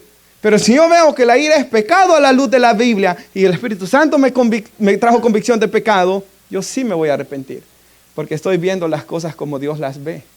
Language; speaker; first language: Spanish; native; Spanish